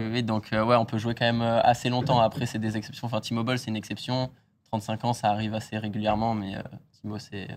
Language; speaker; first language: French; native; French